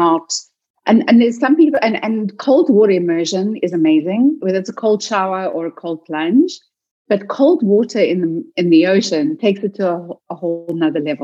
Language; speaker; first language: English; native; English